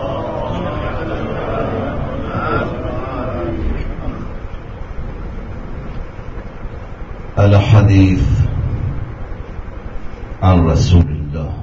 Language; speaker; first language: Arabic; non-native, fluent; Persian